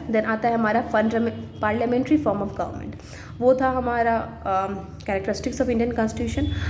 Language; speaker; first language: Hindi; native; Hindi